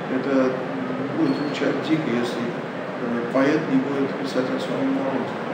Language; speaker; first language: Russian; non-native, local second language; Armenian